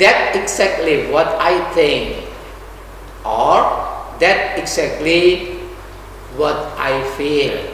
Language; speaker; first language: English; non-native, fluent; Indonesian